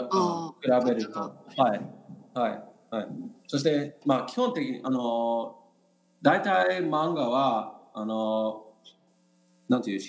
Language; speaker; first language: Japanese; non-native, learner; English